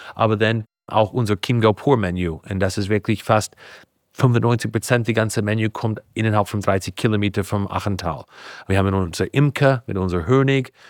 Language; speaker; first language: German; non-native, fluent; English